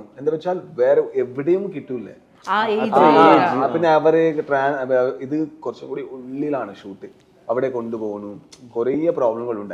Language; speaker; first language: Malayalam; non-native, learner; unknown